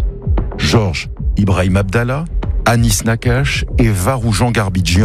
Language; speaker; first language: French; native; French